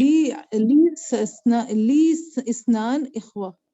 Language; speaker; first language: Arabic; non-native, learner; Urdu